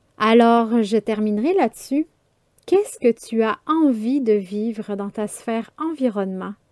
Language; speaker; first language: French; native; French